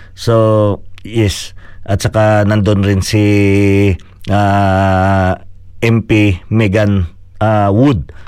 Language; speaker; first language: Filipino; non-native, local second language; Cebuano